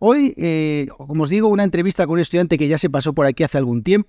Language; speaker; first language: Spanish; native; Spanish